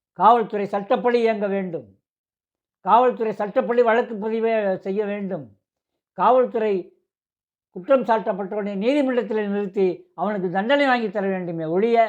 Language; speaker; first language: Tamil; native; Tamil